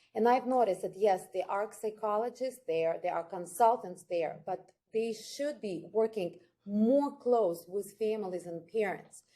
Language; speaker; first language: English; non-native, fluent; Ukrainian